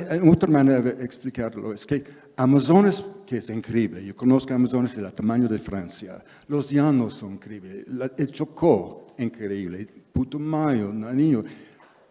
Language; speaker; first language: Spanish; non-native, fluent; English